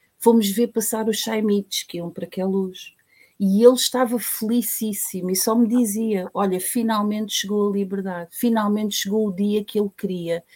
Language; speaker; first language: Portuguese; native; Portuguese